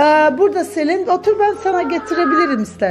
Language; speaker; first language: Turkish; early bilingual, heritage; Turkish